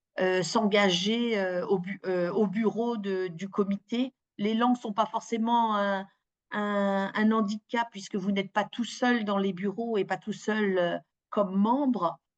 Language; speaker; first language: French; native; French